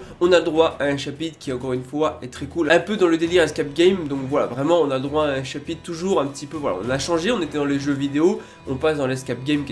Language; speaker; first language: French; native; French